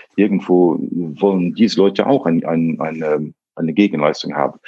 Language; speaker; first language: German; non-native, local second language; Luxembourgish